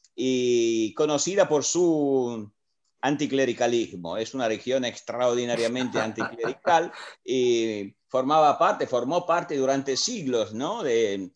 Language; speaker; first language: Spanish; non-native, fluent; Italian